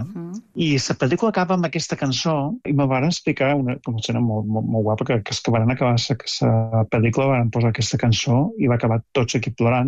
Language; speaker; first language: Catalan; native; Catalan